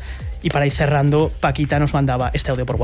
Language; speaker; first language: Spanish; native; Spanish